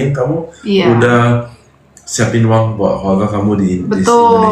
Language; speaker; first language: Indonesian; non-native, fluent; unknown